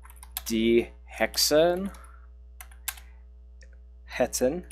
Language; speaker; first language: German; non-native, learner; English